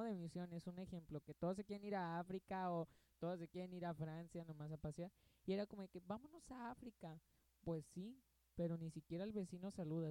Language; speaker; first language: Spanish; native; Spanish